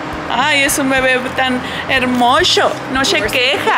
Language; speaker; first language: Spanish; early bilingual, heritage; Spanish